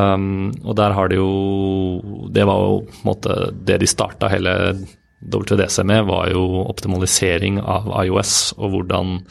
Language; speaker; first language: Norwegian; native; Norwegian